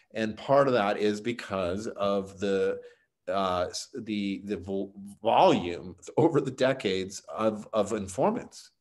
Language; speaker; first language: English; native; English